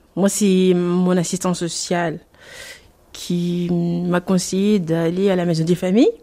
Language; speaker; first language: French; non-native, local second language; Comorian